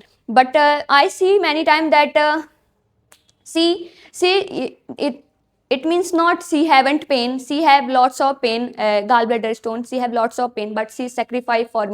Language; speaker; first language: English; non-native, learner; Hindi